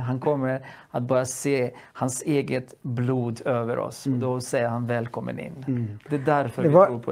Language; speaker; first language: Swedish; non-native, fluent; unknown